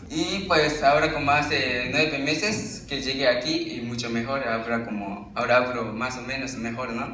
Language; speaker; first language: Spanish; non-native, learner; Japanese